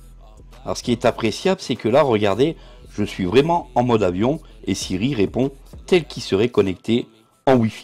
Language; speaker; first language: French; native; French